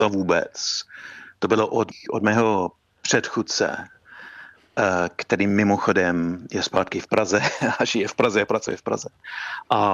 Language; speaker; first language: Czech; non-native, fluent; English